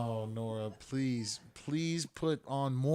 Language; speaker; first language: English; native; English